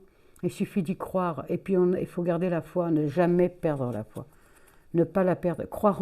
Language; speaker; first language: French; native; French